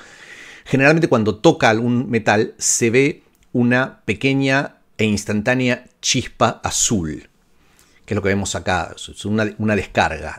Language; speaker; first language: Spanish; native; Spanish